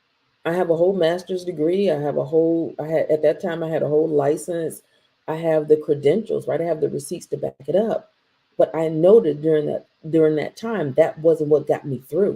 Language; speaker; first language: English; native; English